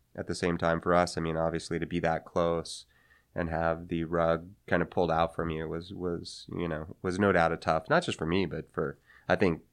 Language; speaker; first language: English; native; English